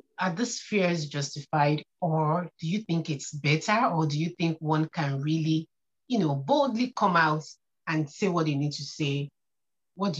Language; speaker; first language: English; non-native, local second language; Yoruba